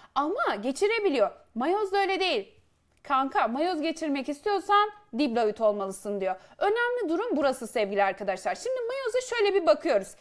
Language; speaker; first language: Turkish; native; Turkish